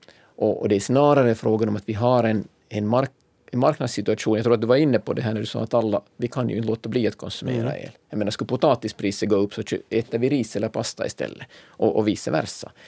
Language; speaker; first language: Swedish; native; Swedish